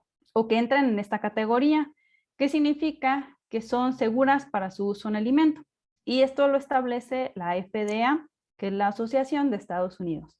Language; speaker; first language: Spanish; native; Spanish